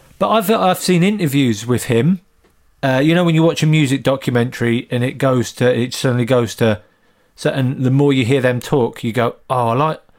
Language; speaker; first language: English; native; English